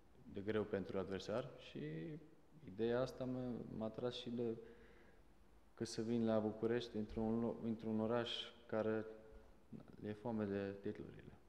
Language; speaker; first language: Romanian; non-native, fluent; Serbian